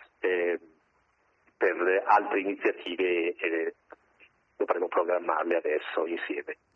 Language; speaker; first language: Italian; native; Italian